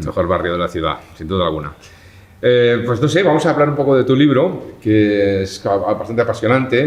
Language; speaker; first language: Spanish; native; Spanish